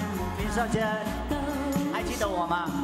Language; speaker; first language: Chinese; early bilingual, heritage; Chinese